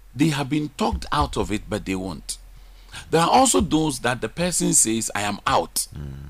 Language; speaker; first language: English; non-native, local second language; Ga